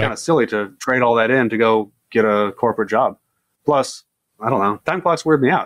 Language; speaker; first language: English; native; English